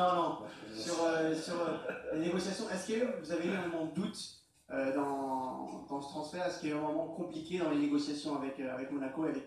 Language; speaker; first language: French; native; French